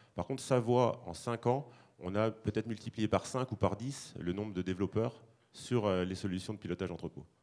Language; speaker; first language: French; native; French